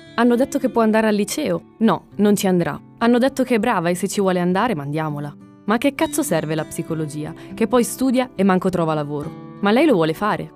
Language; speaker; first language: Italian; early bilingual, other home language; Spanish